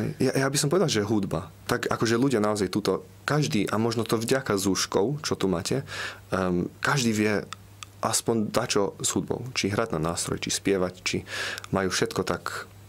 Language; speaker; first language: Slovak; early bilingual, heritage; Slovak